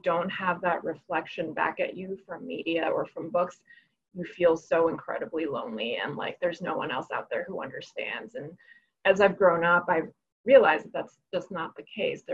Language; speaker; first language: English; early bilingual, other home language; Chinese